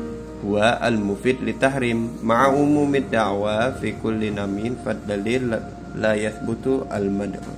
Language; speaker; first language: Arabic; non-native, learner; Indonesian